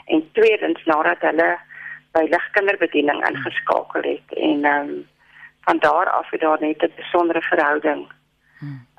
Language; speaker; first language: Afrikaans; native; Afrikaans